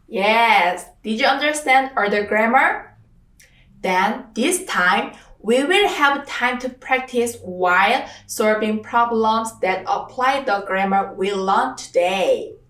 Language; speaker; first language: English; non-native, fluent; Korean